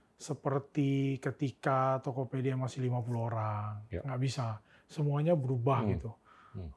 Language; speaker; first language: Indonesian; native; Indonesian